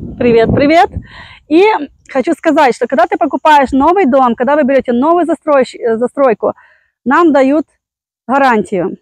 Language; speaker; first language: Russian; native; Russian